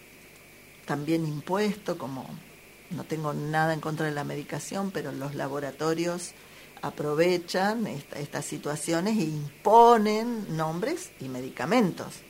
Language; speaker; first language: Spanish; native; Spanish